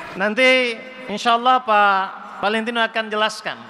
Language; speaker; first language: Indonesian; native; Indonesian